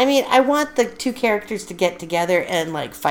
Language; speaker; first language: English; native; English